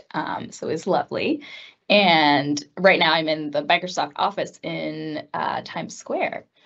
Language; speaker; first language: English; native; English